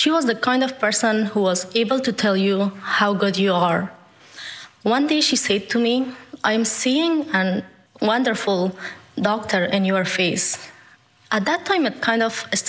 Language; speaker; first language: English; non-native, fluent; Persian